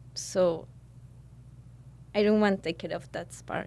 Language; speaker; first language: English; non-native, learner; Spanish